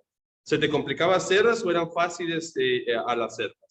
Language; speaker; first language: Spanish; native; Spanish